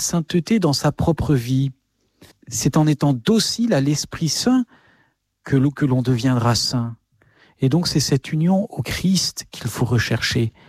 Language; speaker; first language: French; native; French